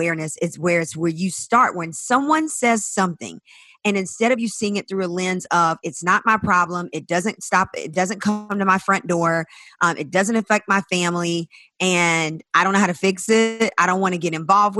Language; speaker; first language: English; native; English